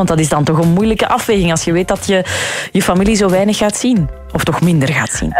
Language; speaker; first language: Dutch; native; Dutch